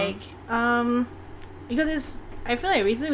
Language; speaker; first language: English; non-native, local second language; Malay